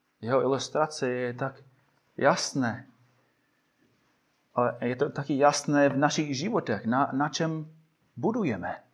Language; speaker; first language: Czech; non-native, fluent; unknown